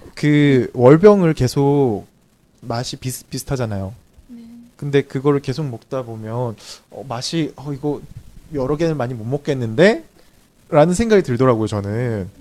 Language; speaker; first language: Korean; native; Korean